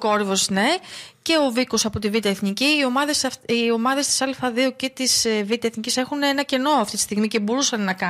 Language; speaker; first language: Greek; native; Greek